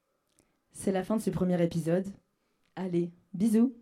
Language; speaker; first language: French; native; French